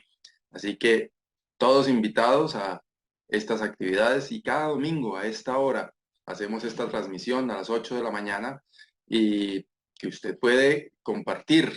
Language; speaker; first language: Spanish; native; Spanish